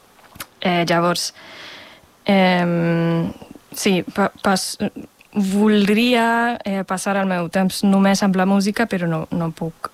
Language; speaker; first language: Catalan; non-native, fluent; German